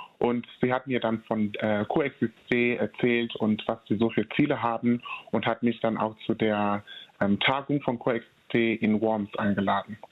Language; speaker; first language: German; non-native, fluent; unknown